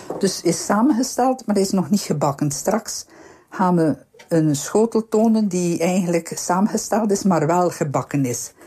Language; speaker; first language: Dutch; native; Dutch